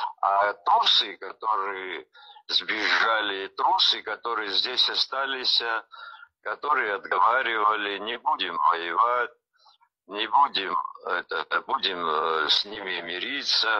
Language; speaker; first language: Russian; non-native, local second language; Abkhazian